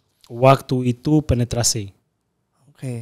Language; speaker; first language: Indonesian; non-native, fluent; Portuguese